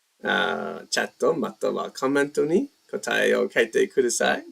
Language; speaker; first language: Japanese; non-native, learner; English